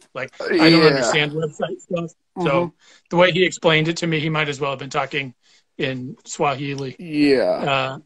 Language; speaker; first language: English; native; English